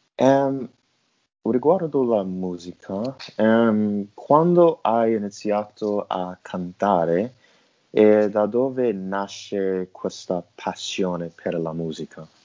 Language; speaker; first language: Italian; non-native, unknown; English